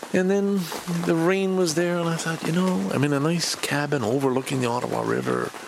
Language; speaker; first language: English; native; English